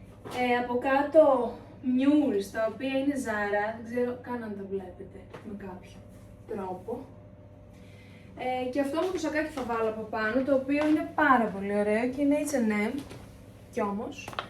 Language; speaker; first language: Greek; native; Greek